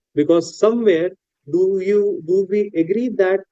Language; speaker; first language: English; non-native, local second language; Hindi